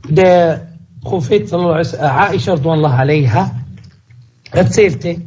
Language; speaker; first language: German; non-native, fluent; Arabic